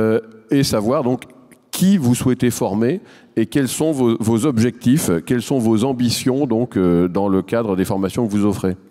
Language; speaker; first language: French; native; French